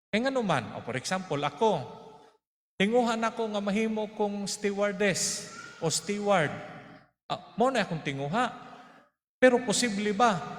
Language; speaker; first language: Cebuano; native; Cebuano